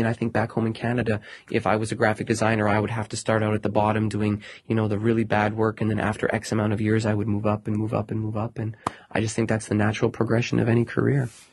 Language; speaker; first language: English; native; English